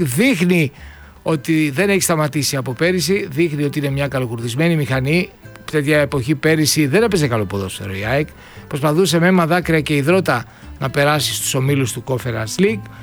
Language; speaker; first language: Greek; native; Greek